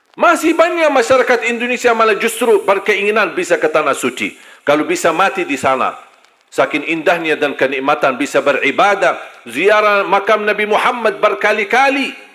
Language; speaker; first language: Malay; non-native, fluent; Arabic